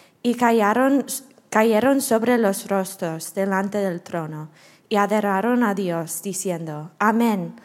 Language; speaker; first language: Spanish; non-native, learner; English